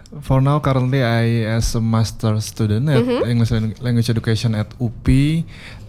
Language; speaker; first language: English; non-native, fluent; Indonesian